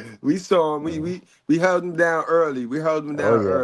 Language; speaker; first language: English; native; English